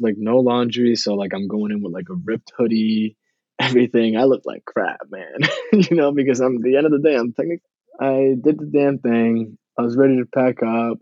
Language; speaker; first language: English; early bilingual, other home language; Spanish